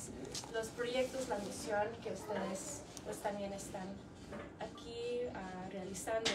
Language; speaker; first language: Spanish; early bilingual, heritage; English